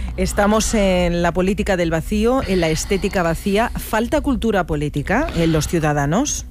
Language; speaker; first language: Spanish; native; Spanish